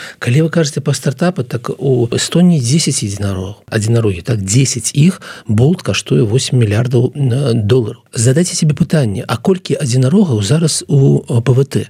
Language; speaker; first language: Belarusian; non-native, local second language; Russian